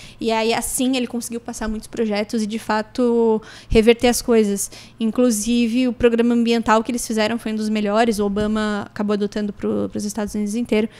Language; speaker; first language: Portuguese; native; Portuguese